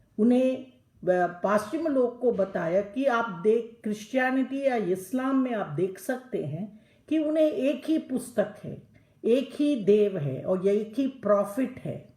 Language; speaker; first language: Hindi; non-native, local second language; Telugu